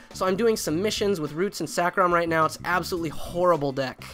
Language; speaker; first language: English; native; English